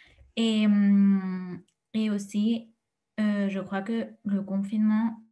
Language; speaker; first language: French; non-native, fluent; Spanish